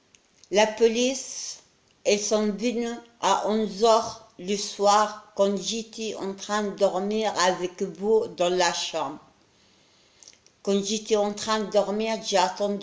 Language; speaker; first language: French; non-native, learner; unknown